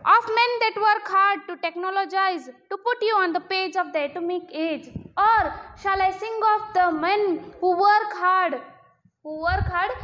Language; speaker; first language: English; non-native, local second language; Kannada